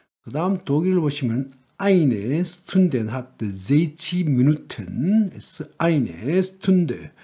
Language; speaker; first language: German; non-native, learner; Korean